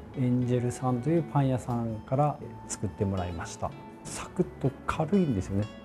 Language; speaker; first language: Japanese; native; Japanese